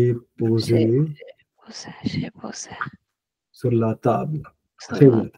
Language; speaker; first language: French; non-native, fluent; Hindi